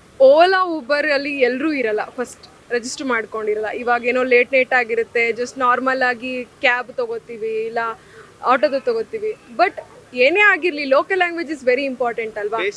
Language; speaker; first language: Kannada; native; Kannada